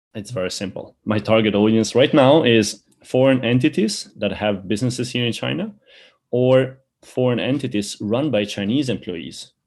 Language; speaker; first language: English; early bilingual, other home language; Albanian